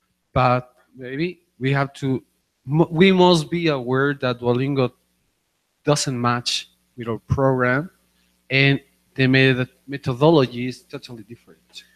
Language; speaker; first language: English; non-native, fluent; Spanish